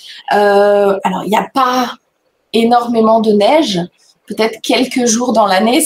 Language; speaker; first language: French; native; French